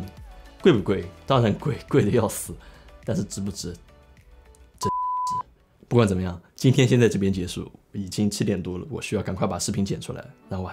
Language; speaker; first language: Chinese; native; Chinese